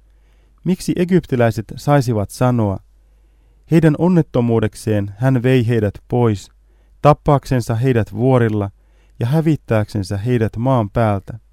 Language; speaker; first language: Finnish; native; Finnish